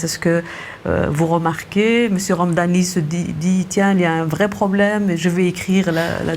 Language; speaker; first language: French; native; French